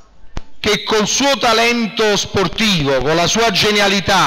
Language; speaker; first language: Italian; native; Italian